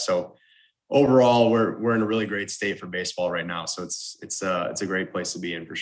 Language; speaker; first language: English; native; English